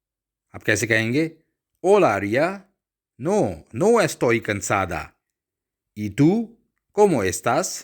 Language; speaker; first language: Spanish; non-native, fluent; Urdu